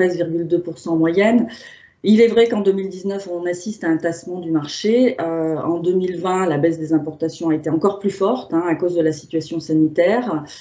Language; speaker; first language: French; native; French